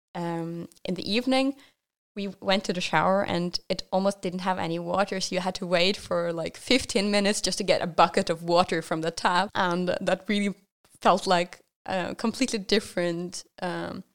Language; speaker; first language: English; non-native, fluent; Norwegian